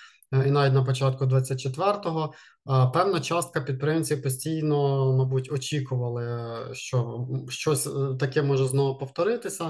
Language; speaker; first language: Ukrainian; native; Ukrainian